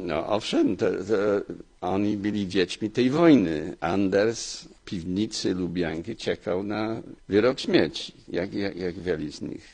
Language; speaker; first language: Polish; non-native, fluent; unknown